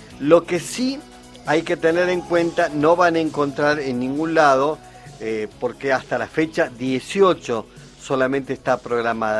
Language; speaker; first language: Spanish; native; Spanish